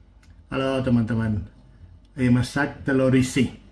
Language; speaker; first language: Indonesian; non-native, learner; Spanish